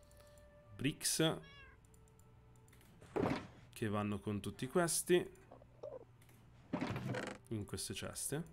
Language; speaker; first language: Italian; native; Italian